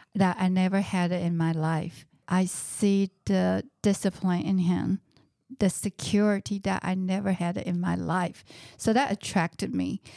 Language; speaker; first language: English; non-native, fluent; Chinese